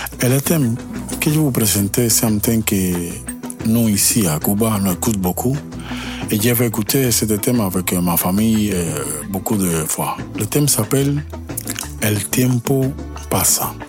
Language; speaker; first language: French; non-native, learner; Spanish